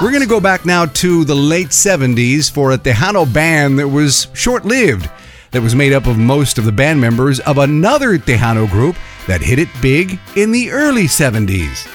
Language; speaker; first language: English; early bilingual, other home language; Spanish